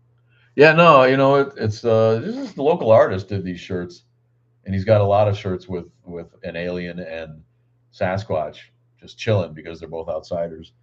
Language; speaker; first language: English; native; English